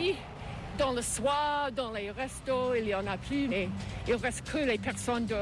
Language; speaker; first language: French; non-native, learner; English